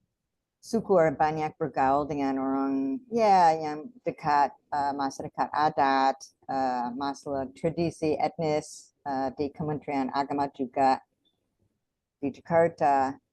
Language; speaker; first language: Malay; non-native, fluent; English